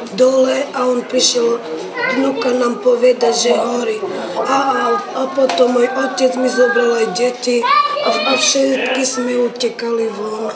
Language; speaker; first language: Slovak; non-native, local second language; Romany